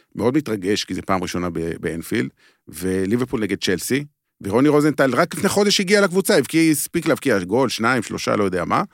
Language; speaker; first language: Hebrew; native; Hebrew